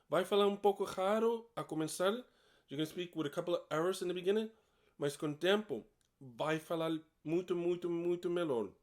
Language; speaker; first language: Portuguese; non-native, learner; English